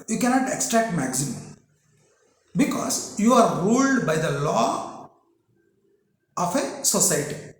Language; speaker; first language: English; non-native, local second language; Telugu